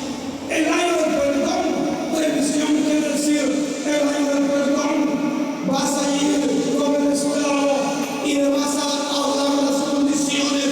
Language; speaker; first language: Spanish; native; Spanish